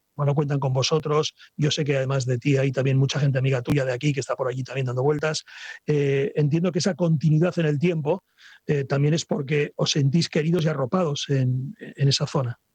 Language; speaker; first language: Spanish; native; Spanish